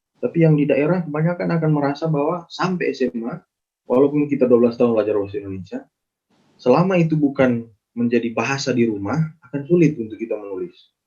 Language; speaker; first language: Indonesian; non-native, local second language; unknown